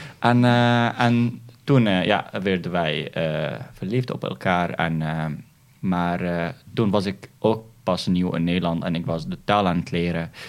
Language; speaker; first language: Dutch; non-native, fluent; Arabic